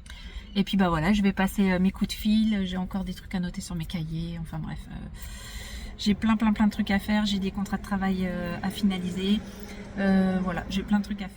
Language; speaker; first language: French; native; French